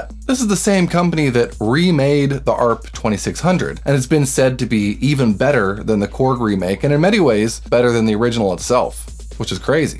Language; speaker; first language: English; native; English